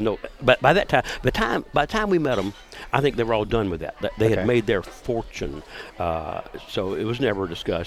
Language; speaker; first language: English; native; English